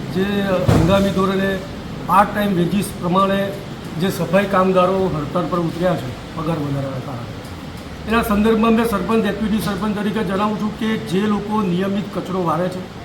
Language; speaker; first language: Gujarati; native; Gujarati